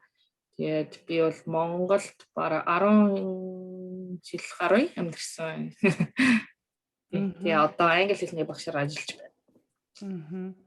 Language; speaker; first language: Mongolian; early bilingual, other home language; Korean